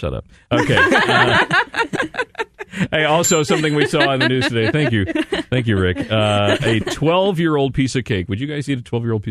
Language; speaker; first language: English; native; English